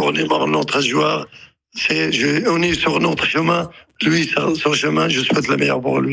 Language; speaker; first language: French; non-native, learner; Arabic